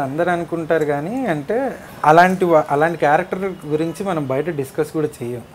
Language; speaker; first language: Telugu; native; Telugu